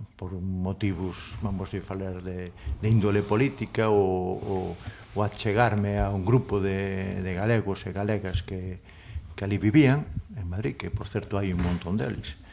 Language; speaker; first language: Galician; non-native, local second language; Spanish